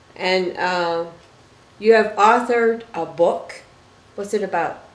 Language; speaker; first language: English; native; English